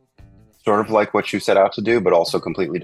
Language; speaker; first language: English; native; English